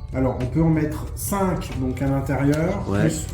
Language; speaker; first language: French; native; French